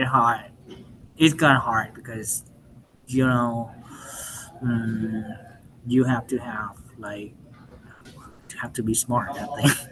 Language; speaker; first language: English; non-native, learner; Vietnamese